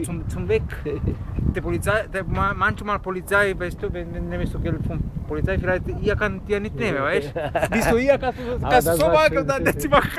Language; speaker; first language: German; non-native, learner; Italian